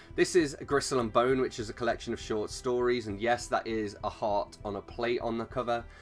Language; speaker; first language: English; native; English